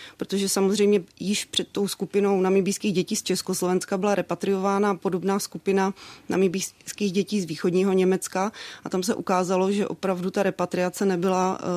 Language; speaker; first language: Czech; native; Czech